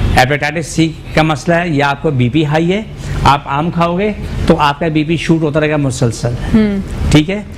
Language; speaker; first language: Urdu; non-native, local second language; Pashto